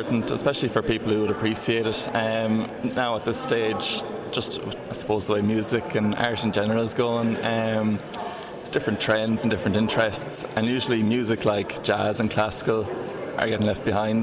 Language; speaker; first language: English; native; English